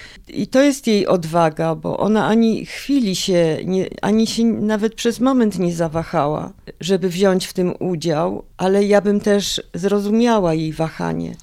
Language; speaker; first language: Polish; native; Polish